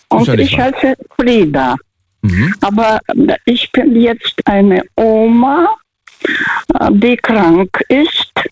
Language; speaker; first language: German; early bilingual, heritage; Russian